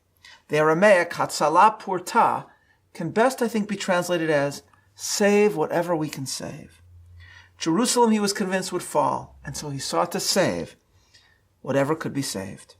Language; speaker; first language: English; native; English